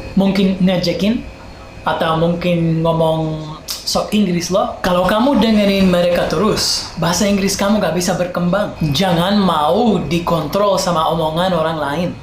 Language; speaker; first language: Indonesian; non-native, fluent; English